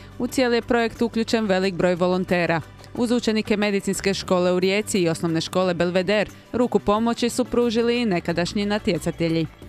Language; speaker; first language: Croatian; native; Croatian